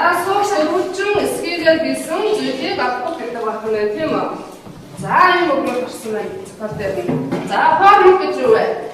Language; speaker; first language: Mongolian; native; Mongolian